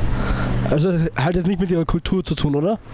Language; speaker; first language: German; native; German